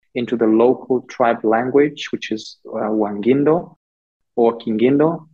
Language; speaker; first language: English; non-native, local second language; German